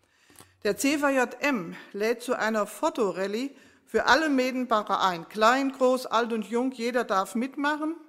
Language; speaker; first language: German; native; German